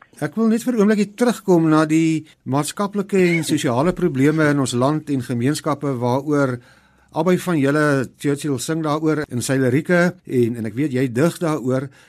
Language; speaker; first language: Afrikaans; native; Afrikaans